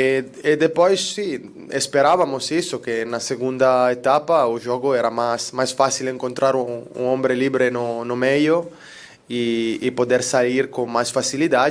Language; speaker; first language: Portuguese; non-native, learner; Italian